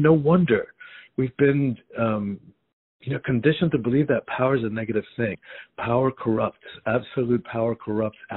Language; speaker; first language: English; early bilingual, other home language; Spanish